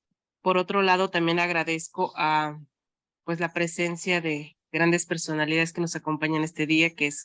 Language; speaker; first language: Spanish; native; Spanish